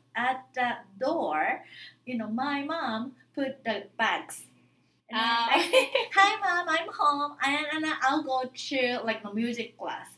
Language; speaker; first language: English; non-native, fluent; Japanese